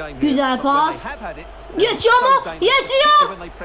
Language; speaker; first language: Turkish; non-native, learner; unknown